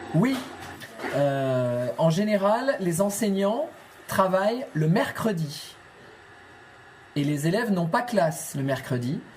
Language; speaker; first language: French; native; French